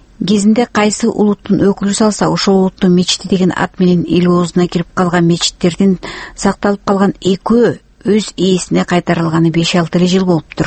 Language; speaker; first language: Kyrgyz; native; Kyrgyz